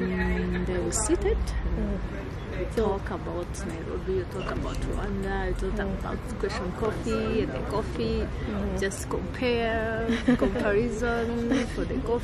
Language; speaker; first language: English; non-native, local second language; Kinyarwanda